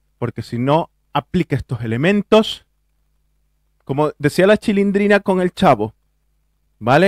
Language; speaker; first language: Spanish; native; Spanish